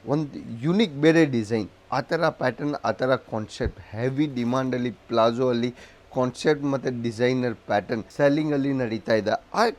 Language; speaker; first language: Kannada; non-native, local second language; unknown